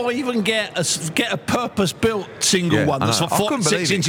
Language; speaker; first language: English; native; English